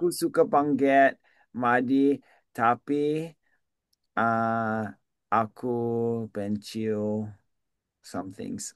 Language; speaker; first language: Indonesian; non-native, learner; English